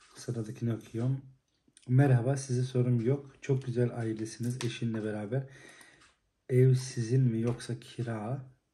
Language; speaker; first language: Turkish; native; Turkish